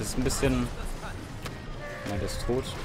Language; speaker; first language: German; native; German